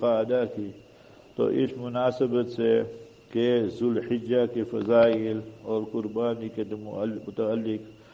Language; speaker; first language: Urdu; non-native, local second language; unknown